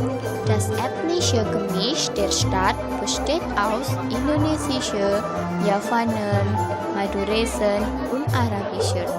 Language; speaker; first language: German; non-native, learner; Indonesian